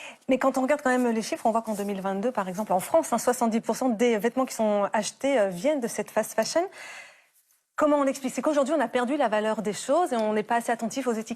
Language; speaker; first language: French; native; French